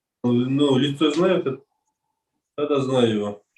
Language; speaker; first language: Russian; non-native, learner; Kazakh